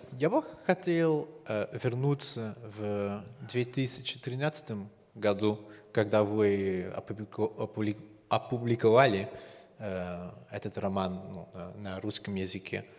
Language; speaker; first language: Russian; non-native, fluent; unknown